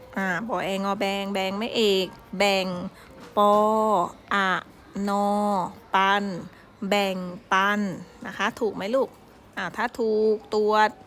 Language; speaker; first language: Thai; native; Thai